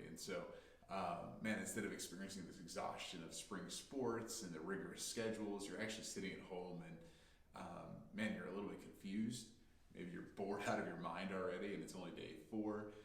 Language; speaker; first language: English; native; English